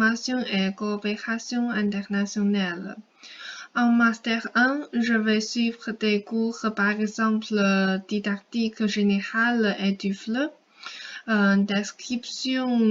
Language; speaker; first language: French; non-native, fluent; Chinese